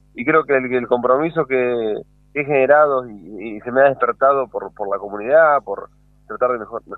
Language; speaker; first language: Spanish; native; Spanish